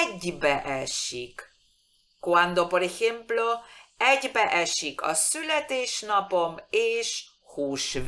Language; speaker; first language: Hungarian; non-native, fluent; Spanish